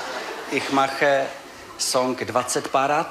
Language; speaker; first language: German; non-native, learner; Czech